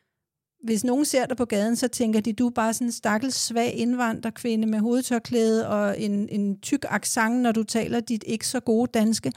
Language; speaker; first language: Danish; native; Danish